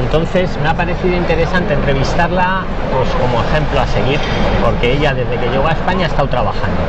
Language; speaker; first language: Spanish; native; Spanish